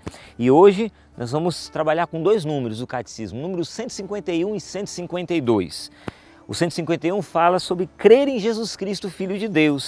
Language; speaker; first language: Portuguese; native; Portuguese